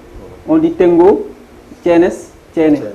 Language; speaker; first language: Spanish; non-native, fluent; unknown